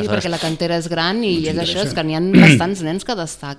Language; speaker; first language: Catalan; native; Catalan